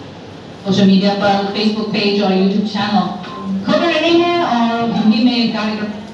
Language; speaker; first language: Hindi; non-native, fluent; Chinese